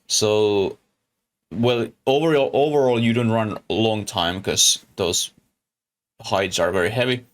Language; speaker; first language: English; non-native, learner; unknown